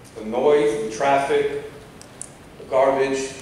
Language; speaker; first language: English; native; English